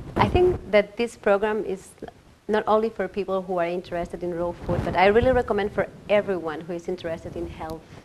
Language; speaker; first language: English; non-native, fluent; Spanish